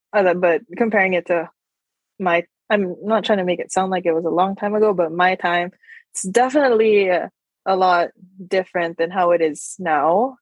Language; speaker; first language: English; non-native, local second language; Filipino